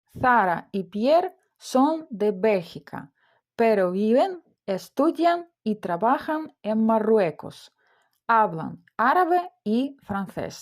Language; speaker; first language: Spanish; non-native, fluent; Ukrainian